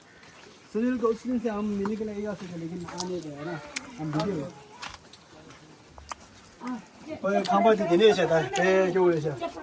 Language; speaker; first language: Hindi; non-native, local second language; Tibetan